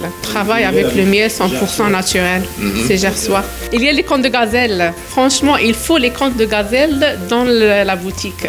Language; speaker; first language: French; non-native, local second language; Arabic